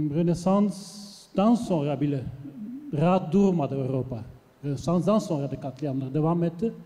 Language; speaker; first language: Turkish; early bilingual, heritage; Turkish